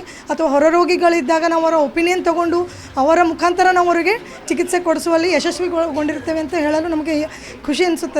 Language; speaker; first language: Kannada; native; Kannada